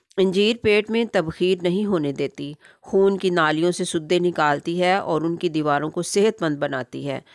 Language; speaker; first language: Urdu; native; Urdu